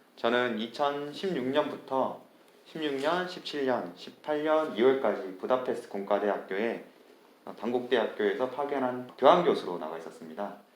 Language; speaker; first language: Korean; native; Korean